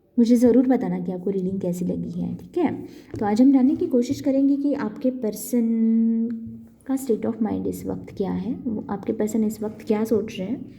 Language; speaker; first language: Hindi; non-native, local second language; Marathi